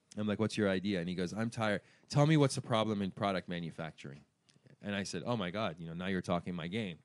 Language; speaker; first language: English; early bilingual, other home language; Persian